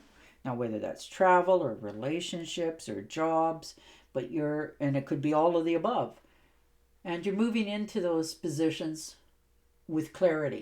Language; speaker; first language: English; native; English